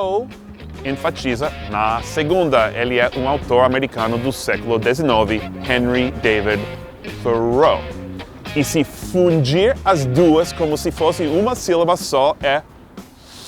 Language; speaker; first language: Portuguese; non-native, fluent; English